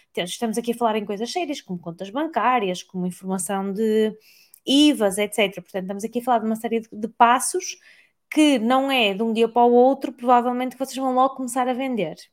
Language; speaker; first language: Portuguese; native; Portuguese